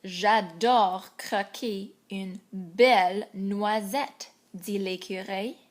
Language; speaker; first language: French; non-native, fluent; English